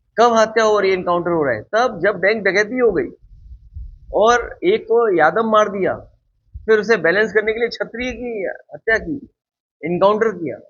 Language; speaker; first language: Hindi; native; Hindi